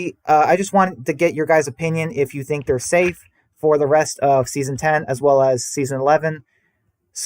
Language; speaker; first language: English; native; English